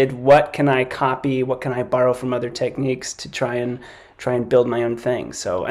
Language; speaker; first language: English; native; English